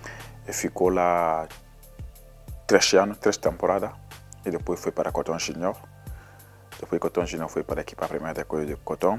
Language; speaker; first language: Portuguese; non-native, learner; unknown